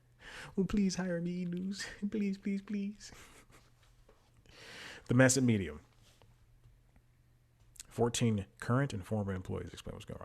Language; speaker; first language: English; native; English